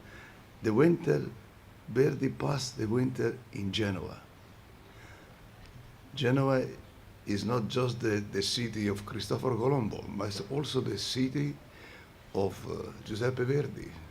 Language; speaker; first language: English; non-native, fluent; Italian